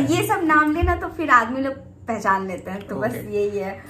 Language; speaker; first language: Hindi; non-native, local second language; Bangla